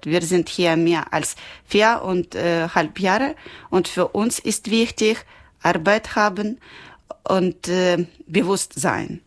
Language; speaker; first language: German; non-native, learner; Ukrainian